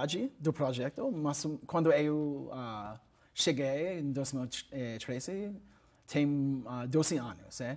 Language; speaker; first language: Portuguese; non-native, learner; English